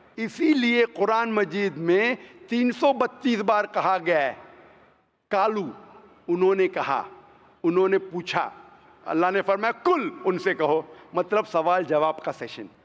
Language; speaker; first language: Hindi; non-native, local second language; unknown